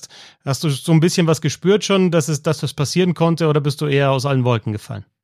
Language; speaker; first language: German; native; German